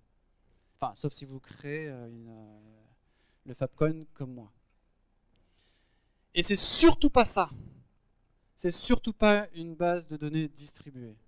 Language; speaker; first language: French; native; French